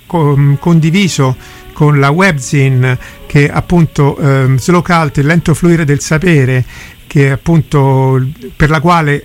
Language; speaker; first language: Italian; native; Italian